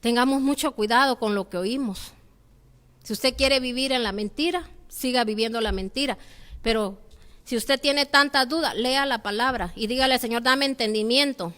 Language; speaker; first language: Spanish; native; Spanish